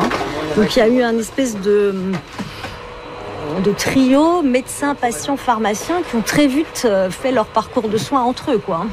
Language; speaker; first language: French; native; French